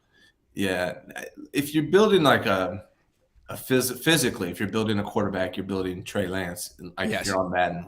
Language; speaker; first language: English; native; English